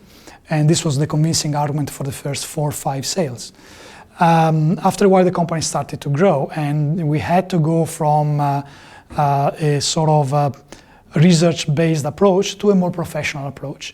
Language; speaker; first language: English; non-native, fluent; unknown